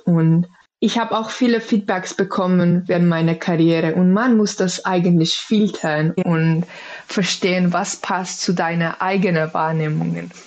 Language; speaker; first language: German; non-native, fluent; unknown